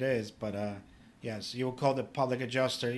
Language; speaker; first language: English; non-native, fluent; Polish